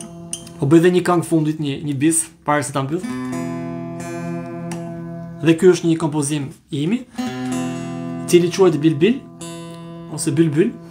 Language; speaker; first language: Albanian; native; Albanian